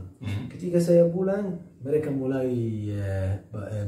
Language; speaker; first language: Indonesian; non-native, learner; Arabic